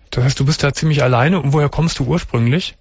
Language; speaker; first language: German; native; German